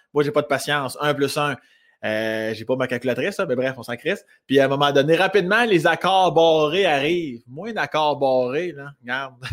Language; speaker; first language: French; native; French